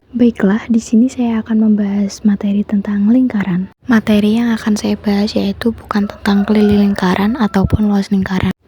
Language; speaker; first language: Indonesian; native; Indonesian